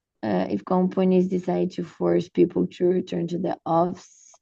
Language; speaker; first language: English; non-native, learner; Portuguese